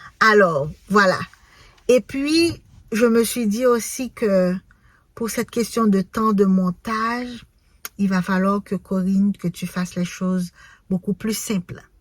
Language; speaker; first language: French; non-native, local second language; Haitian Creole